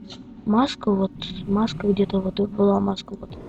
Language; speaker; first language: Russian; native; Russian